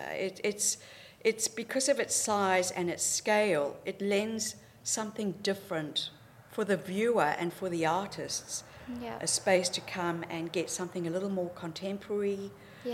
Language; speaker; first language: English; native; English